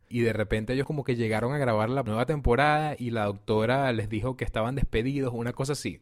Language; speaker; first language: Spanish; native; Spanish